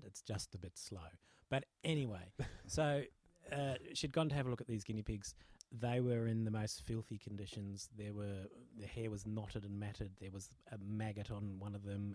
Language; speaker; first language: English; native; English